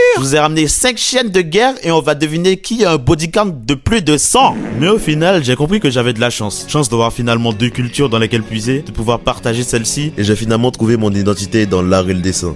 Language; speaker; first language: French; non-native, local second language; Fon